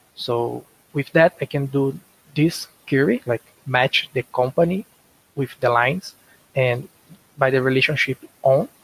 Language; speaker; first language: English; non-native, learner; Portuguese